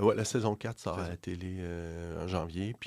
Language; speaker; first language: French; native; French